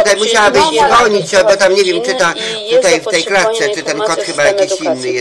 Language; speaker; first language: Polish; native; Polish